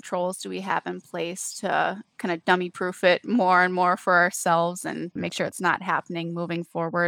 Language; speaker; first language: English; native; English